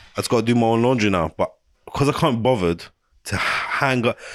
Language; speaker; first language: English; non-native, local second language; Arabic